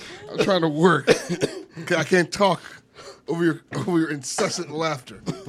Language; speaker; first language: English; native; English